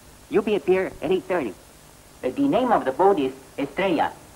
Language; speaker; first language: English; non-native, fluent; Spanish